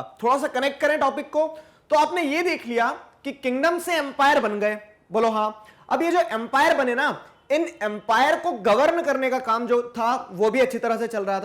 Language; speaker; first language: Hindi; native; Hindi